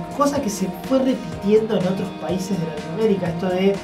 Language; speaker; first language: Spanish; native; Spanish